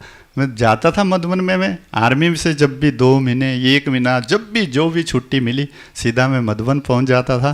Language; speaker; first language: Hindi; native; Hindi